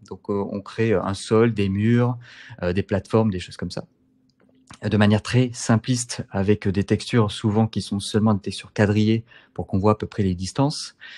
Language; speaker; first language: French; native; French